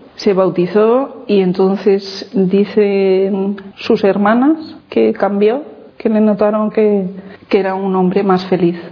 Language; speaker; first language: Spanish; native; Spanish